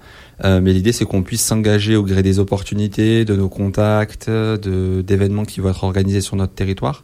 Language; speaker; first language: French; native; French